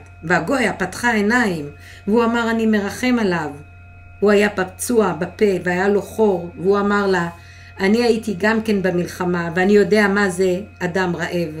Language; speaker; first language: Hebrew; non-native, fluent; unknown